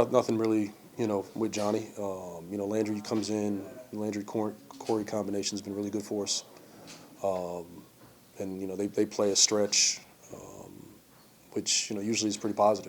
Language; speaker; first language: English; native; English